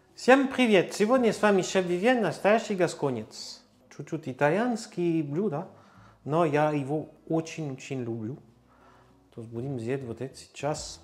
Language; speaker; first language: Russian; non-native, learner; French